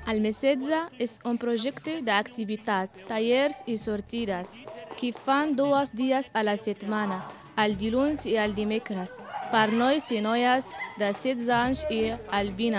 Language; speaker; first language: Catalan; non-native, learner; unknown